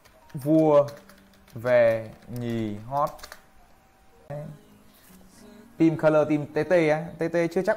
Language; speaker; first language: Vietnamese; native; Vietnamese